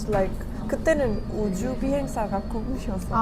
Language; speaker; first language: Korean; non-native, fluent; Hindi